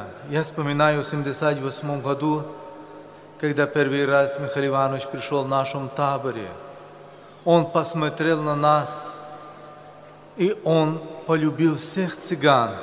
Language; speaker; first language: Russian; non-native, local second language; Romany